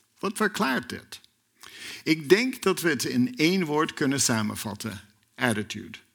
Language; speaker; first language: Dutch; non-native, fluent; English